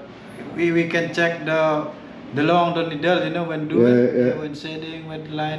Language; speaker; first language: English; non-native, learner; Indonesian